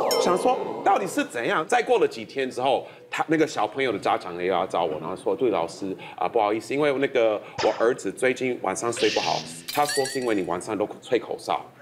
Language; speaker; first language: Chinese; non-native, fluent; English